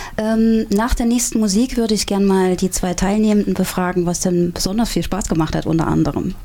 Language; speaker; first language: German; native; German